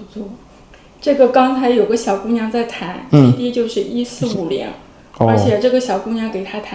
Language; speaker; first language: Chinese; native; Chinese